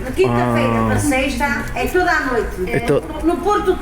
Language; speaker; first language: Portuguese; native; Portuguese